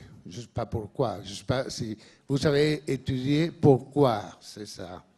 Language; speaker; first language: French; non-native, learner; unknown